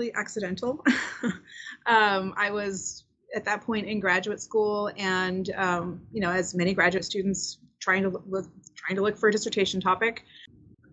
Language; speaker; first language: English; early bilingual, other home language; Spanish